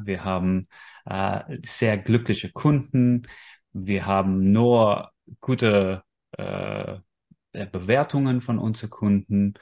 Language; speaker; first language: German; non-native, fluent; English